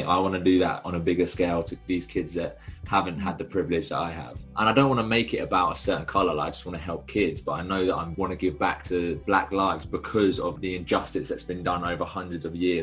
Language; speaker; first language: English; native; English